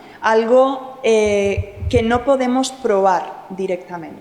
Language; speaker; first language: Spanish; native; Spanish